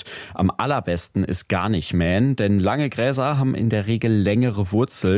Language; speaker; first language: German; native; German